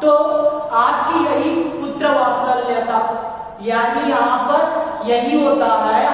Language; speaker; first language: Hindi; non-native, local second language; Kannada